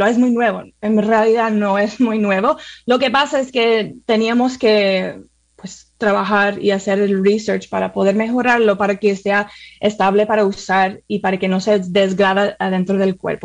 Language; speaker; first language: Spanish; early bilingual, heritage; Spanish